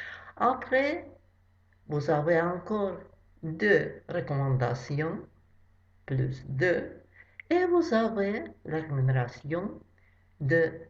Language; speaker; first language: French; non-native, fluent; Russian